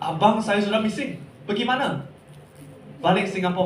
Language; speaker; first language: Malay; non-native, local second language; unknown